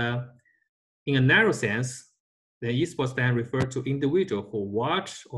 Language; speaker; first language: English; non-native, learner; Chinese